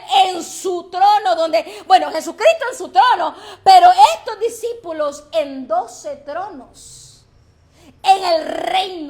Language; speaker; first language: Spanish; native; Spanish